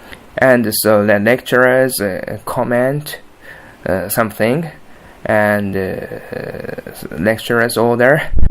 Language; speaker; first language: English; non-native, learner; Japanese